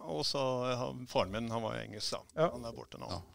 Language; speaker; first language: Norwegian; early bilingual, heritage; Norwegian